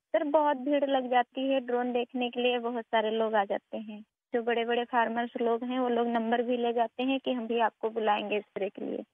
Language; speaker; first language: Hindi; native; Hindi